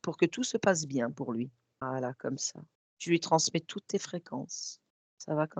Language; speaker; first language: French; native; French